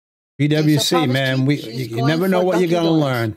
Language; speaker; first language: English; native; English